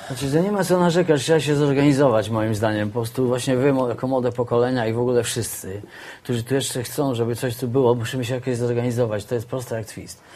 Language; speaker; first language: Polish; native; Polish